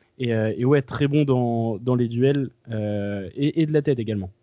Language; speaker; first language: French; native; French